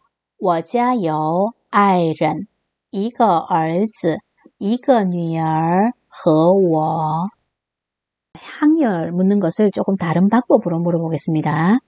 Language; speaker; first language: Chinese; non-native, fluent; Korean